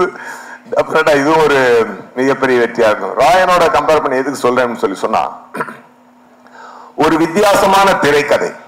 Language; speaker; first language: Tamil; native; Tamil